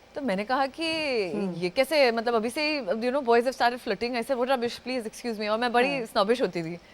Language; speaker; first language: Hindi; non-native, local second language; Gujarati